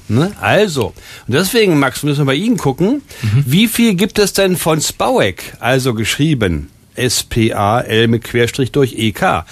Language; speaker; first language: German; native; German